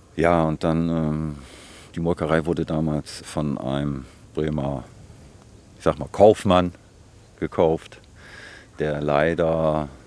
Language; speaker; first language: German; native; German